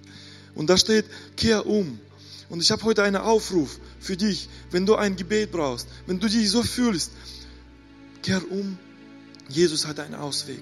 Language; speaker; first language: German; non-native, fluent; Russian